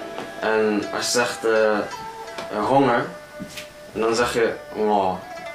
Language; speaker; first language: Dutch; early bilingual, other home language; Cantonese